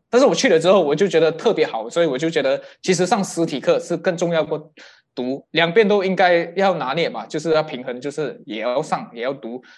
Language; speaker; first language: Chinese; native; Chinese